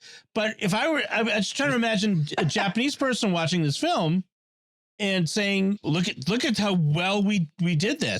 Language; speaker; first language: English; native; English